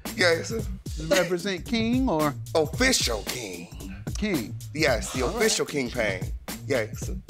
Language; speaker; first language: English; native; English